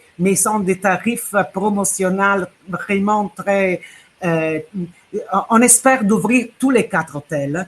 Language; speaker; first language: French; non-native, fluent; Italian